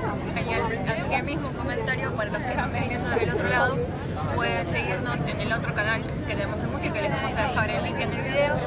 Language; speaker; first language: Spanish; native; Spanish